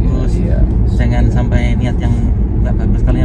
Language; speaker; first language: Indonesian; native; Indonesian